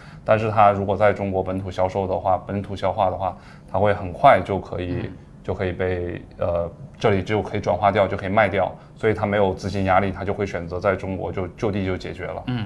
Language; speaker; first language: Chinese; native; Chinese